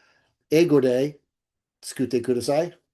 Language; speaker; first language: Japanese; non-native, learner; English